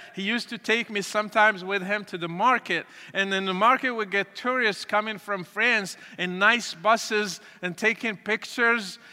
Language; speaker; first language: English; non-native, fluent; Arabic